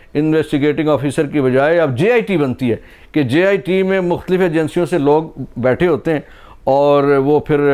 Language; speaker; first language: Urdu; non-native, local second language; Pahari-Potwari